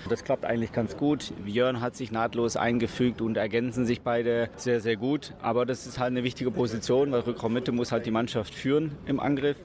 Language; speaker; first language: German; native; German